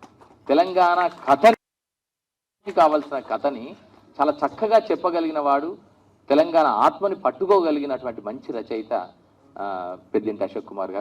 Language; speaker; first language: Telugu; native; Telugu